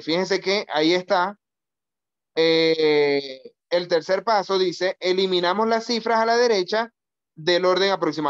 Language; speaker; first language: Spanish; native; Spanish